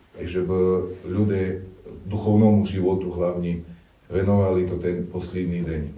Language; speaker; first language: Slovak; non-native, local second language; Rusyn